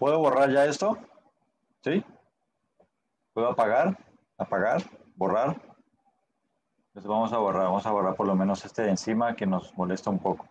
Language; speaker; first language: Spanish; native; Spanish